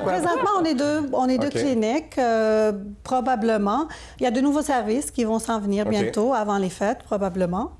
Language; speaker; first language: French; native; French